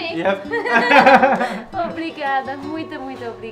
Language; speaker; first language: Portuguese; non-native, learner; English